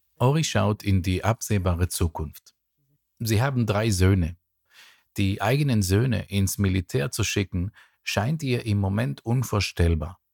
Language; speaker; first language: German; non-native, fluent; Hebrew